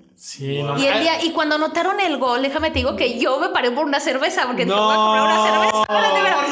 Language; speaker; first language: Spanish; native; Spanish